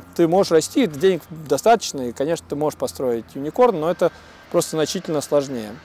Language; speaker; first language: Russian; native; Russian